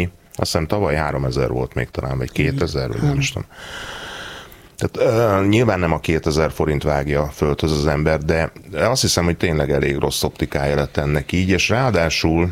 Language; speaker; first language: Hungarian; native; Hungarian